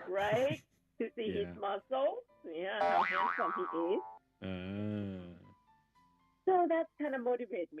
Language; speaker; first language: English; non-native, fluent; Thai